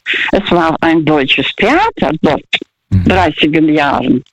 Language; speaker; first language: German; non-native, fluent; Russian